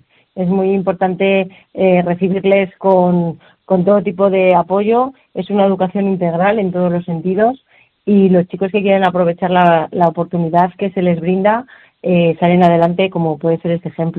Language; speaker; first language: Spanish; native; Spanish